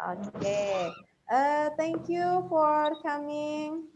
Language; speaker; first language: English; non-native, fluent; Indonesian